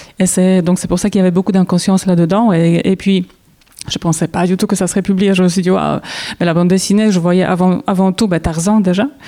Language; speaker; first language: French; non-native, fluent; Polish